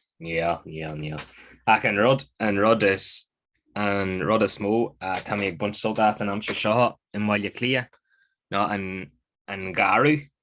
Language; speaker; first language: Irish; native; Irish